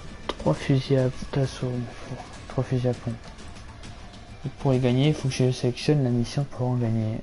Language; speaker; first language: French; native; French